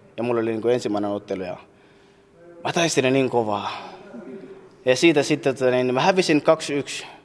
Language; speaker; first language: Finnish; non-native, fluent; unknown